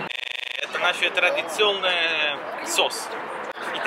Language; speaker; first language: Russian; non-native, learner; Italian